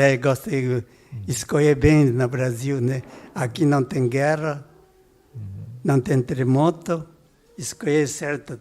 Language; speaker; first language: Portuguese; non-native, learner; Japanese